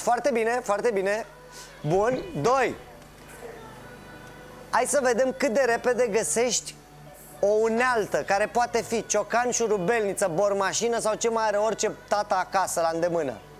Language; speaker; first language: Romanian; native; Romanian